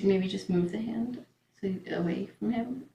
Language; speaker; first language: English; native; English